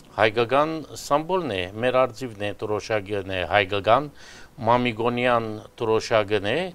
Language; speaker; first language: Armenian; early bilingual, heritage; Armenian